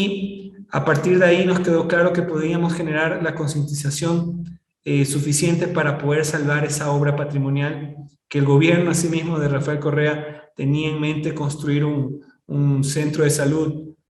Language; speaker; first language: Spanish; native; Spanish